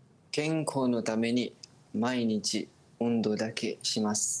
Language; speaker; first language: Japanese; non-native, learner; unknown